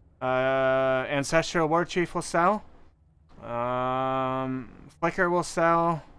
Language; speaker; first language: English; native; English